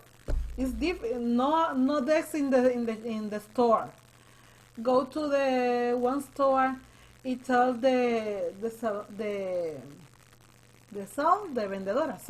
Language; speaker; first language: English; non-native, learner; Spanish